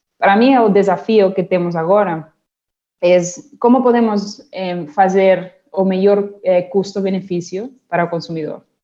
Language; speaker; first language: Portuguese; non-native, fluent; Spanish